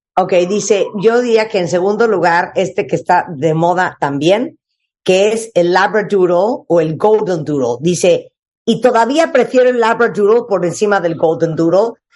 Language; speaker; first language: Spanish; native; Spanish